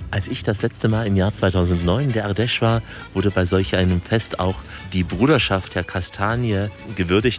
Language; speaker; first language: German; native; German